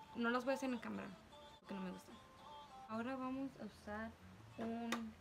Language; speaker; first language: Spanish; early bilingual, heritage; Spanish